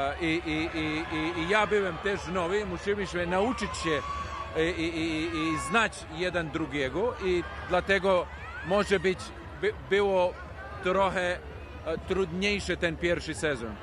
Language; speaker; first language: Polish; non-native, learner; Serbian